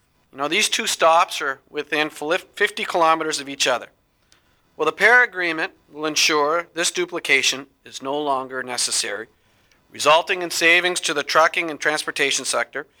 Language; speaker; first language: English; native; English